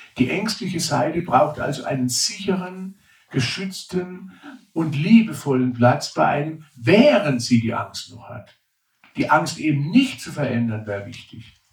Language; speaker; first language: German; native; German